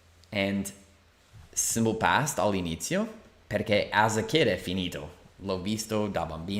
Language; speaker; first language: Italian; non-native, fluent; English